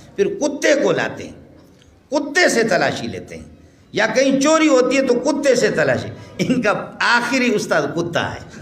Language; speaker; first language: Urdu; non-native, local second language; Baluchi